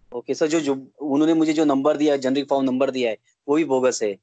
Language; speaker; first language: Hindi; native; Hindi